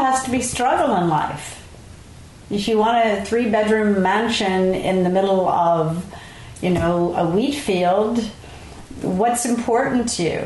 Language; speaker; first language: English; native; English